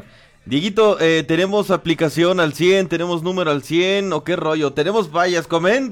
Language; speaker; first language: Spanish; native; Spanish